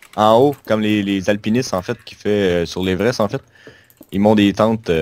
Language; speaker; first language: French; native; French